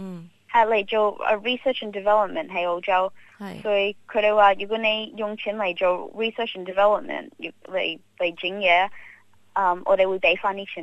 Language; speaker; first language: Cantonese; early bilingual, heritage; Cantonese